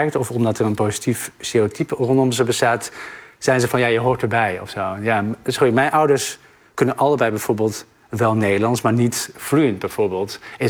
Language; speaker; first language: Dutch; native; Dutch